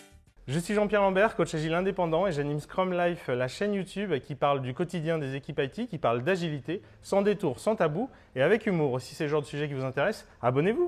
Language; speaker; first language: French; native; French